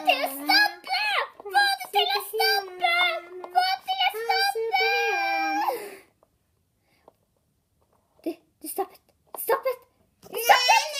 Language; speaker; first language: Norwegian; native; Norwegian